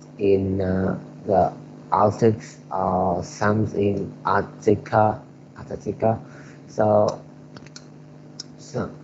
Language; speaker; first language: English; non-native, learner; Vietnamese